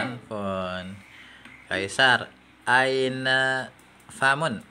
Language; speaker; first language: Arabic; non-native, fluent; Indonesian